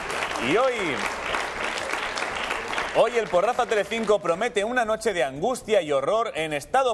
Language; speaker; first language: Spanish; native; Spanish